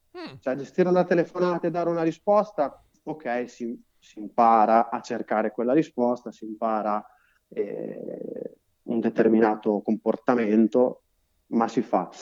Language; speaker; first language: Italian; native; Italian